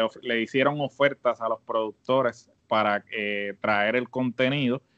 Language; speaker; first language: Spanish; native; Spanish